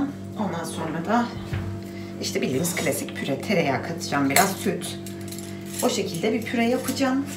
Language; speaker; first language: Turkish; native; Turkish